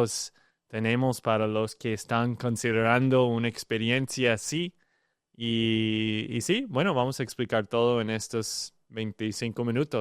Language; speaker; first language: Spanish; non-native, learner; English